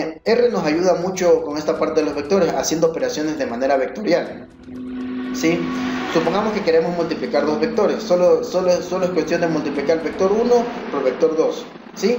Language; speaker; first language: Spanish; native; Spanish